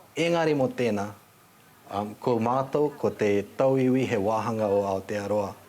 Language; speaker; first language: Māori; non-native, fluent; Nepali